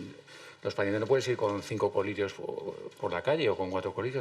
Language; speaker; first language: Spanish; native; Spanish